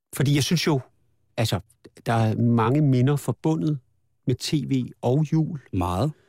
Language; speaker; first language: Danish; native; Danish